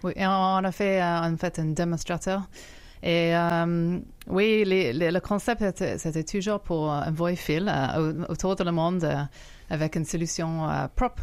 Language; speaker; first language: French; non-native, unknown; English